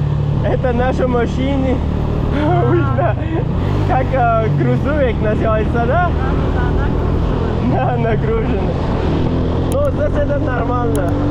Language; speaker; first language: Russian; non-native, learner; Pashto